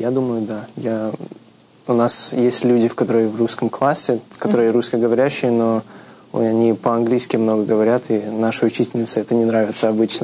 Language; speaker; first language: Russian; early bilingual, heritage; Russian